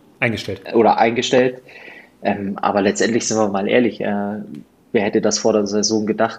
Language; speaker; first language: German; native; German